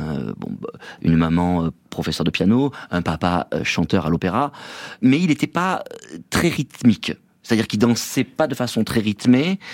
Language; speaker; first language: French; native; French